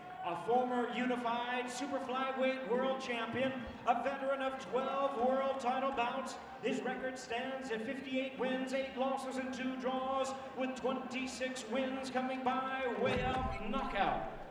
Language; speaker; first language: English; native; English